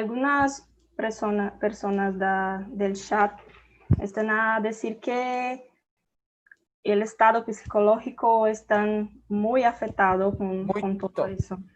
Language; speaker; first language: Spanish; non-native, fluent; Portuguese